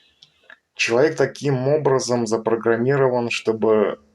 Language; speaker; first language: Russian; native; Russian